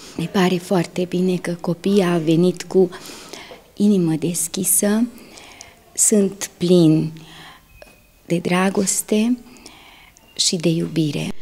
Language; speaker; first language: Romanian; non-native, local second language; Hungarian